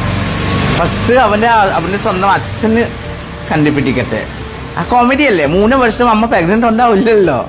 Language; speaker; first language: Malayalam; non-native, learner; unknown